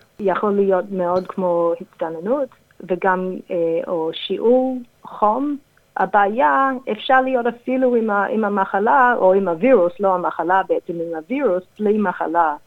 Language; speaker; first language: Hebrew; non-native, fluent; English